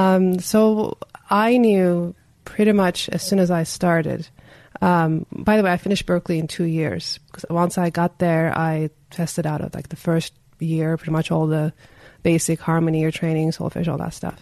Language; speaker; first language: English; non-native, fluent; Turkish